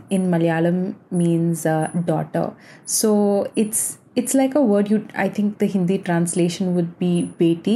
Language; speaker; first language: English; non-native, local second language; Malayalam